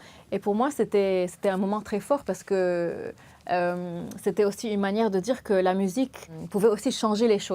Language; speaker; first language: French; non-native, local second language; Arabic